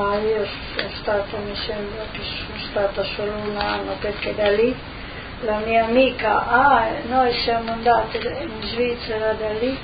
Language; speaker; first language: Italian; non-native, local second language; Slovenian